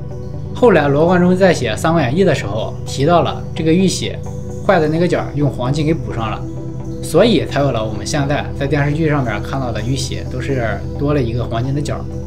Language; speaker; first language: Chinese; native; Chinese